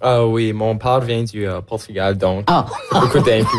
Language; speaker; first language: French; non-native, local second language; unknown